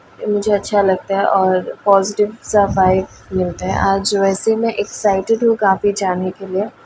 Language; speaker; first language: Hindi; non-native, local second language; Bangla